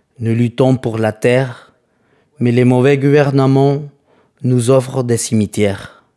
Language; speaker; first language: French; non-native, fluent; Spanish